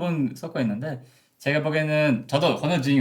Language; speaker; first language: Korean; non-native, learner; Portuguese